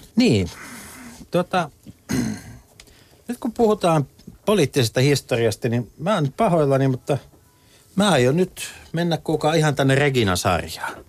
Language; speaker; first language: Finnish; native; Finnish